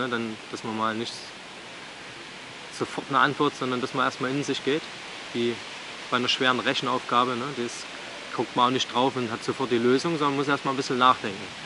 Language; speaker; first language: German; native; German